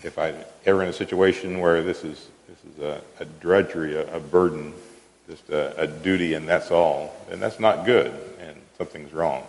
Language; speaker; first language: English; native; English